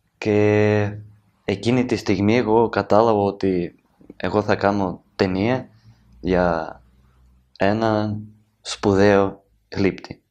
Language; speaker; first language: Greek; non-native, learner; Ukrainian